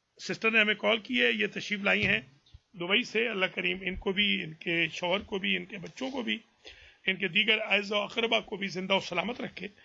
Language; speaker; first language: Urdu; native; Urdu